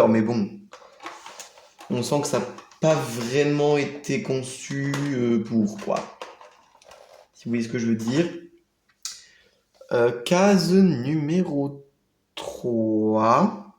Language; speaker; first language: French; native; French